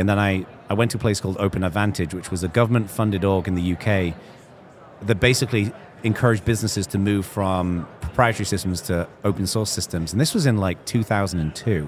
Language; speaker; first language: English; native; English